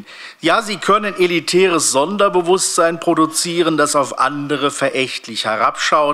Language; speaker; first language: German; native; German